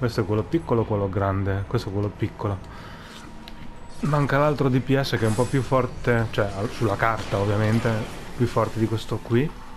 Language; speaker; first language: Italian; native; Italian